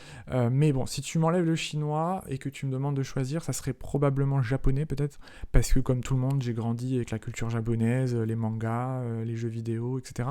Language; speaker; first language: French; native; French